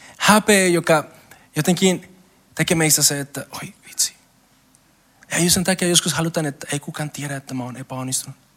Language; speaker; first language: Finnish; non-native, learner; Spanish